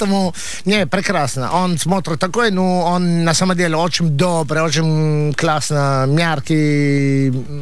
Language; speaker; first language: Russian; non-native, learner; Italian